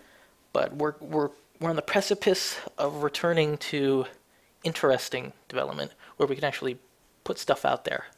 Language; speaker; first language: English; native; English